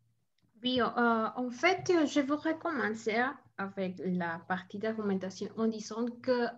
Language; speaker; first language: French; non-native, learner; Spanish